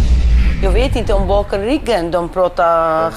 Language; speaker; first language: Swedish; non-native, learner; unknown